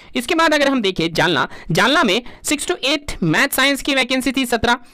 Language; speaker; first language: Hindi; non-native, local second language; Urdu